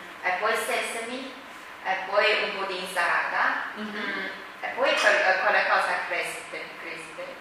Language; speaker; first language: Italian; non-native, fluent; Chinese